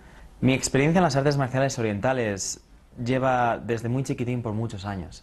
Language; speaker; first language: Spanish; native; Spanish